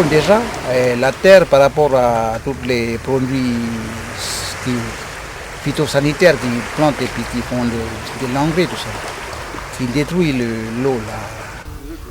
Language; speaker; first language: French; non-native, local second language; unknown